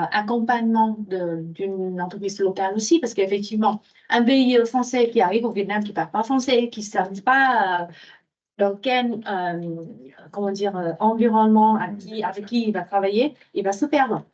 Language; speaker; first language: French; non-native, fluent; Vietnamese